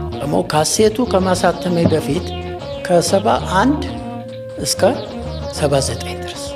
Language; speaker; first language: Amharic; non-native, local second language; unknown